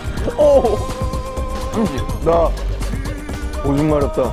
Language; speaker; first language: Korean; native; Korean